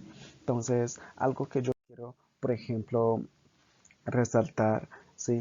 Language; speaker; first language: Spanish; non-native, local second language; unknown